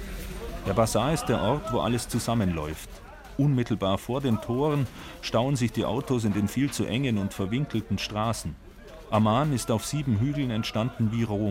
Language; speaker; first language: German; native; German